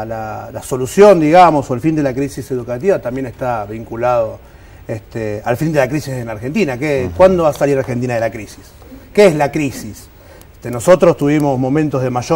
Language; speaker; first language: Spanish; native; Spanish